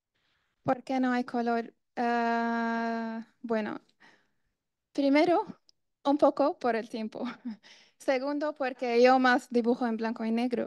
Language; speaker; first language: Spanish; non-native, fluent; Arabic